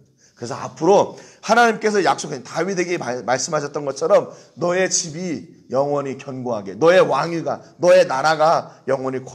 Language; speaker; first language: Korean; native; Korean